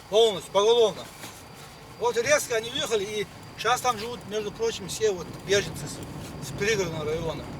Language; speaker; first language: Russian; non-native, local second language; Ingush